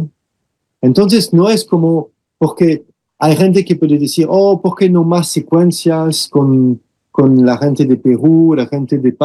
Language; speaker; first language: Spanish; non-native, fluent; French